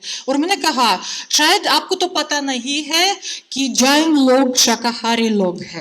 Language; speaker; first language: Hindi; non-native, fluent; Russian